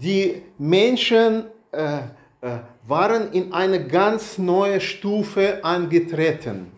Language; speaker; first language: German; non-native, learner; Russian